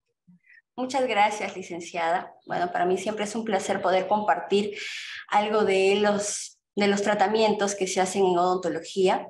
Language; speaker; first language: Spanish; native; Spanish